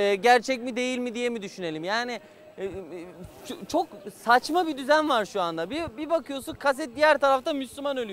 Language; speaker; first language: Turkish; native; Turkish